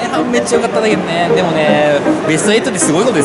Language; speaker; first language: Japanese; native; Japanese